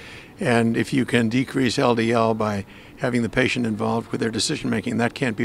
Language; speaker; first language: English; native; English